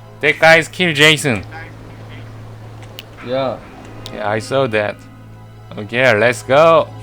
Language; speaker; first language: English; non-native, learner; Korean